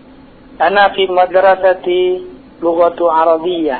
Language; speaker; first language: Arabic; non-native, learner; Indonesian